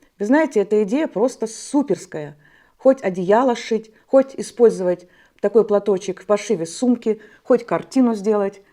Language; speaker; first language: Russian; native; Russian